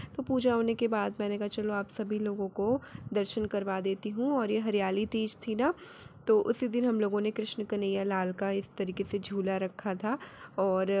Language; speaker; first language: Hindi; native; Hindi